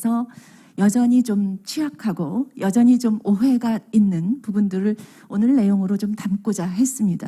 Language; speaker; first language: Korean; native; Korean